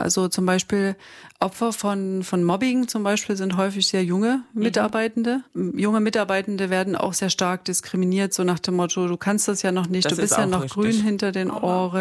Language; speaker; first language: German; native; German